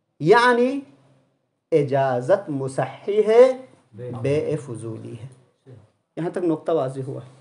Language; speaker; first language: Urdu; non-native, local second language; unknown